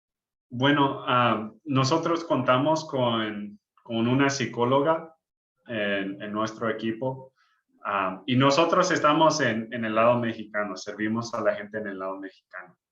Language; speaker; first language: Spanish; early bilingual, heritage; English